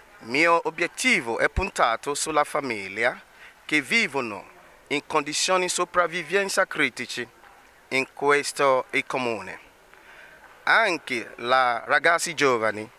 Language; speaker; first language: Italian; non-native, learner; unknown